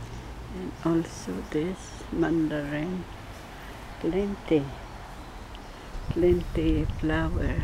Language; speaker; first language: English; non-native, learner; Filipino